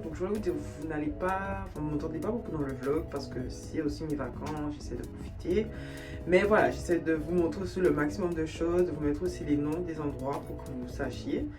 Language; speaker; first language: French; native; French